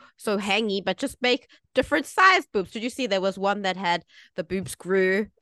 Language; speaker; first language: English; native; English